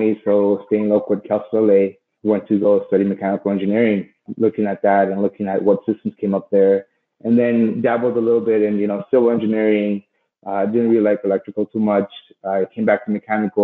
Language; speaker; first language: English; native; English